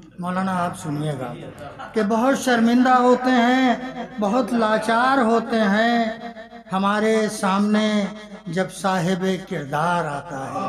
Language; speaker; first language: Urdu; native; Urdu